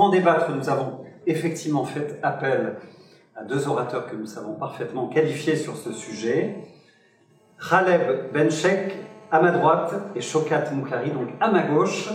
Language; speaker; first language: French; native; French